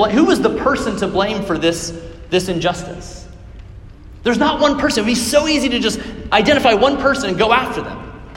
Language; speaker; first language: English; native; English